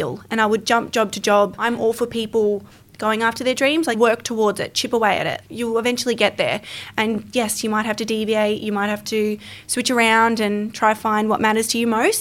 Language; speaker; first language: English; native; English